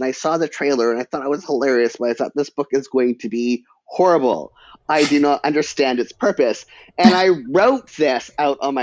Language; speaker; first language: English; native; English